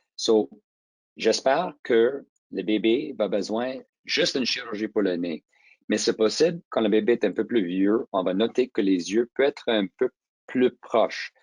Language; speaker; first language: French; non-native, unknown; English